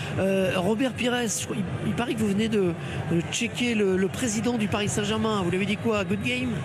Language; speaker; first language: French; native; French